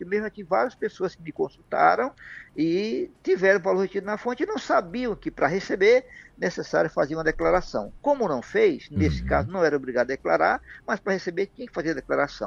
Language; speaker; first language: Portuguese; native; Portuguese